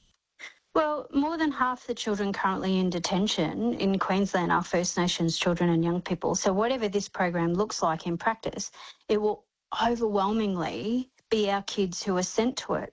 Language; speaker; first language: English; native; English